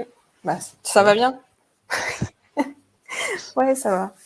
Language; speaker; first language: French; native; French